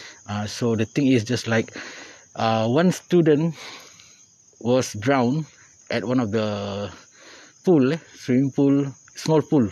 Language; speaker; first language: English; non-native, local second language; Malay